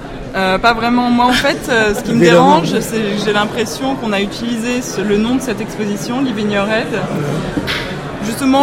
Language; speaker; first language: French; native; French